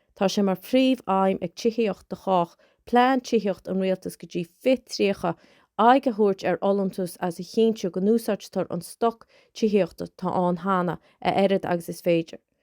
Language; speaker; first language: Irish; native; Irish